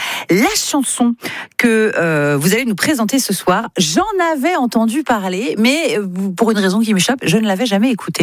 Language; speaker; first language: French; native; French